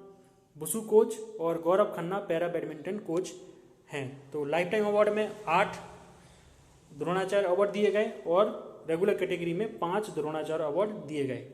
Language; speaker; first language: Hindi; native; Hindi